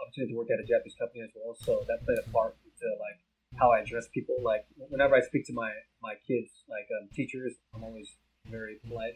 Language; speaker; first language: English; early bilingual, other home language; Vietnamese